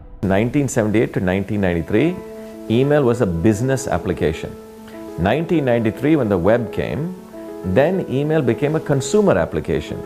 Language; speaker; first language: English; early bilingual, other home language; Tamil